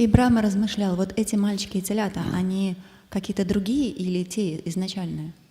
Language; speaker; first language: Russian; native; Russian